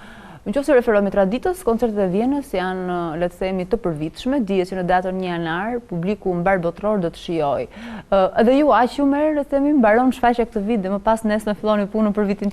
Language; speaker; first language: Albanian; native; Albanian